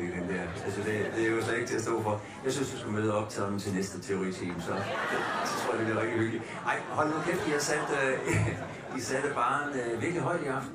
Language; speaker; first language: Danish; native; Danish